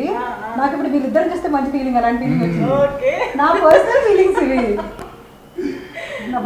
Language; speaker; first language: Telugu; native; Telugu